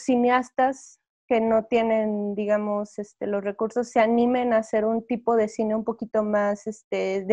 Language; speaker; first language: Spanish; native; Spanish